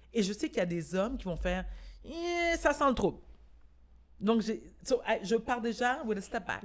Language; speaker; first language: French; native; French